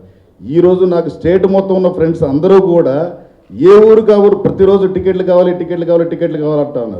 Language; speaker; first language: Telugu; native; Telugu